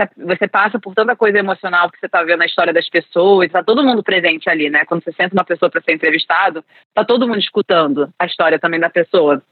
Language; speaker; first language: Portuguese; early bilingual, other home language; English